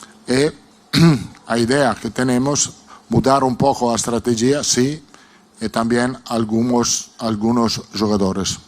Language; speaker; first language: Portuguese; non-native, fluent; Italian